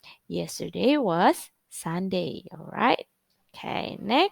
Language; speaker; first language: English; non-native, learner; Indonesian